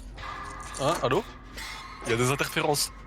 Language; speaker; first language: French; native; French